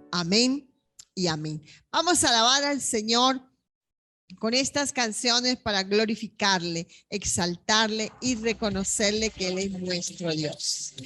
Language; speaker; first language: Spanish; native; Spanish